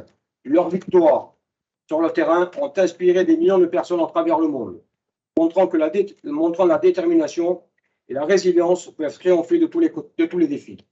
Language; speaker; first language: French; native; French